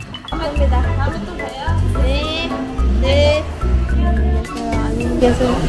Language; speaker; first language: Korean; non-native, learner; Filipino